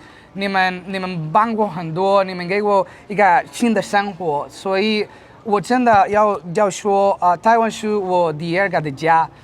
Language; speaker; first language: Chinese; non-native, fluent; Spanish